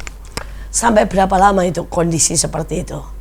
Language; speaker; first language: Indonesian; native; Indonesian